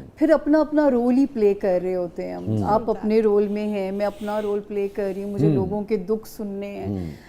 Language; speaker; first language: Urdu; non-native, local second language; Punjabi